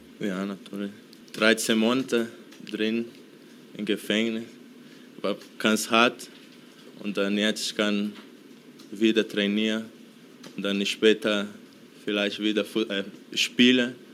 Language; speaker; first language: German; non-native, learner; Portuguese